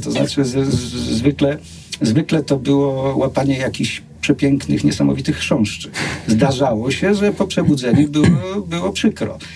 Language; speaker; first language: Polish; native; Polish